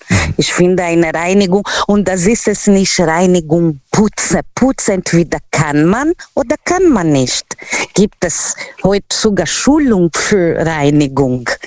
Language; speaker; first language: German; non-native, local second language; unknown